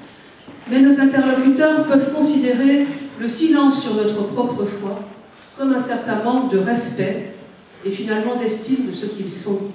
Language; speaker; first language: French; native; French